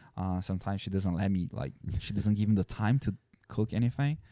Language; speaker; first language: English; non-native, fluent; Portuguese